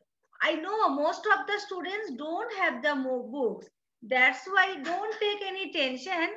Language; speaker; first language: English; non-native, learner; Bangla